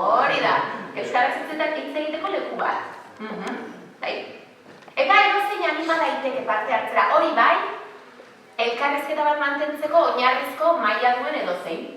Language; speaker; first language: Basque; native; Basque